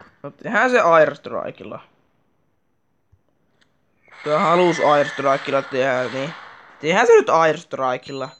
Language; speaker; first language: Finnish; native; Finnish